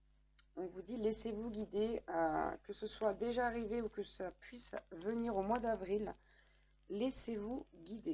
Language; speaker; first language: French; native; French